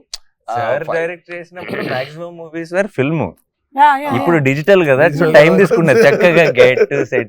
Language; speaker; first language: Telugu; native; Telugu